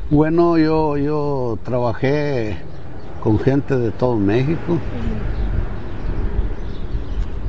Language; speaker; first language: Spanish; native; Spanish